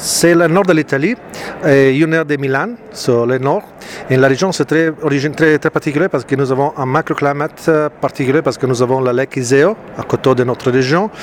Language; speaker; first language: French; non-native, fluent; Italian